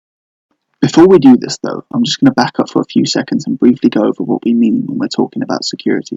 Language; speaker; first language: English; native; English